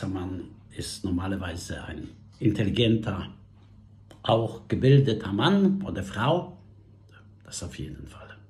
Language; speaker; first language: German; non-native, fluent; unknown